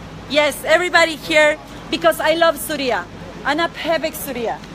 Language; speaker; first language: English; non-native, fluent; Spanish